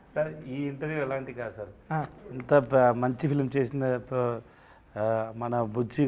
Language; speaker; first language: Telugu; non-native, learner; Tamil